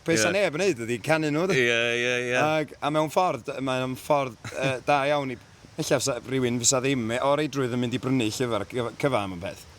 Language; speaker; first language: Welsh; native; Welsh